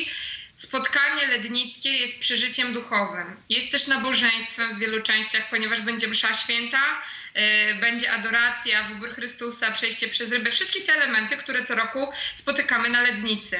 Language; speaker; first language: Polish; native; Polish